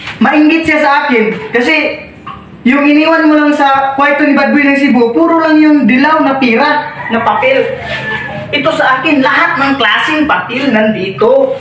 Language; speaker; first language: Filipino; non-native, local second language; Cebuano